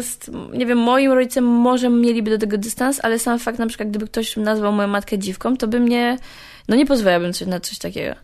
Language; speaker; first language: Polish; native; Polish